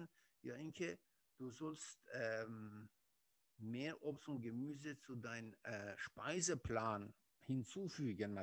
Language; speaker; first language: German; non-native, fluent; Persian